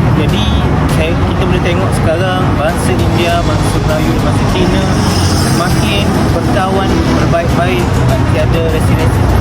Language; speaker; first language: Malay; native; Malay